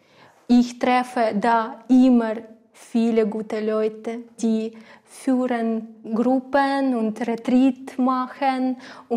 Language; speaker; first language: German; non-native, learner; Ukrainian